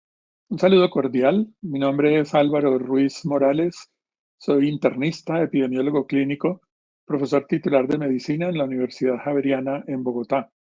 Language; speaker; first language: Spanish; native; Spanish